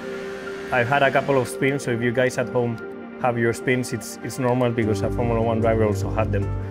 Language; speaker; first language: English; non-native, fluent; Spanish